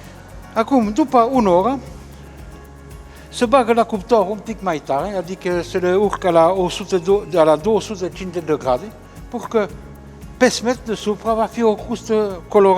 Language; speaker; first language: Romanian; non-native, fluent; French